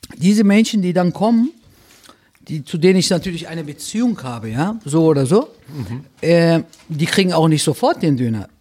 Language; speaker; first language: German; early bilingual, other home language; Turkish